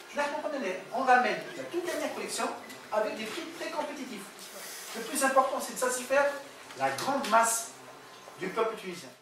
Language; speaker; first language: French; non-native, local second language; Arabic